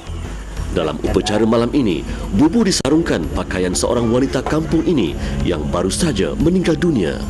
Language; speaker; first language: Malay; native; Malay